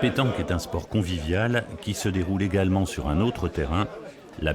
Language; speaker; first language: French; native; French